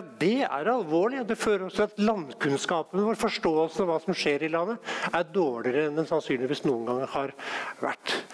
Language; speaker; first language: Norwegian; native; Norwegian